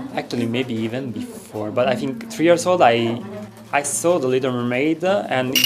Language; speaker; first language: English; non-native, fluent; Italian